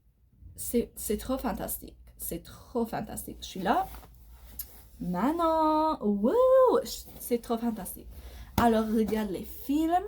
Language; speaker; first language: French; non-native, learner; English